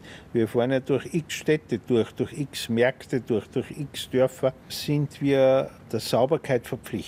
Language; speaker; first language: German; native; German